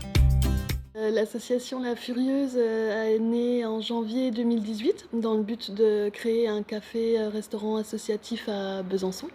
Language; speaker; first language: French; native; French